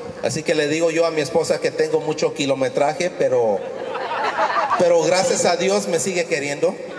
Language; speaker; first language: Spanish; early bilingual, heritage; Spanish